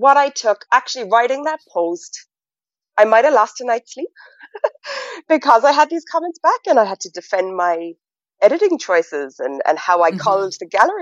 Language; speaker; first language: English; native; English